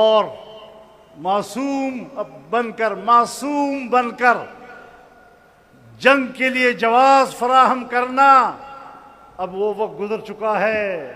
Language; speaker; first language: Urdu; non-native, local second language; Pashto